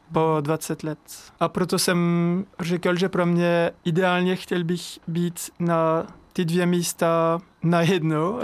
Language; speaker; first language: Czech; non-native, learner; French